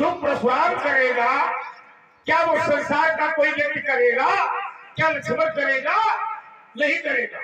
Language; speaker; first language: Hindi; native; Hindi